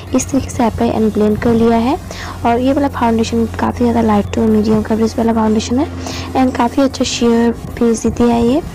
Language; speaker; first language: Hindi; non-native, local second language; Bangla